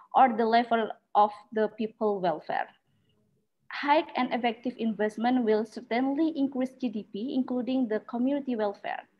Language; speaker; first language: English; non-native, learner; Indonesian